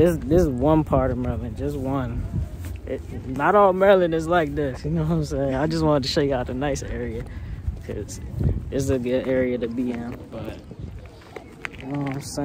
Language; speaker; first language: English; native; English